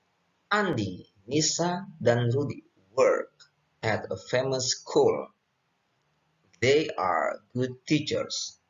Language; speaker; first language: English; non-native, fluent; Indonesian